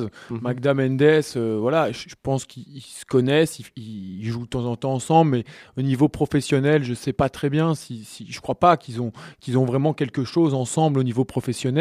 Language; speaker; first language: French; native; French